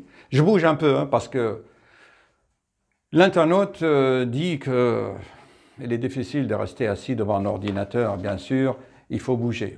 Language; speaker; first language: French; native; French